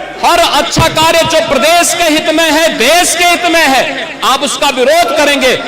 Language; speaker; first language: Hindi; native; Hindi